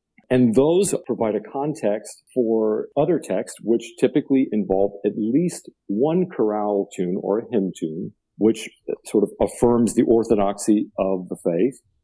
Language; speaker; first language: English; native; English